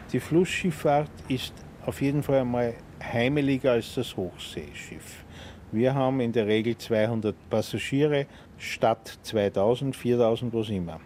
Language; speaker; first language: German; native; German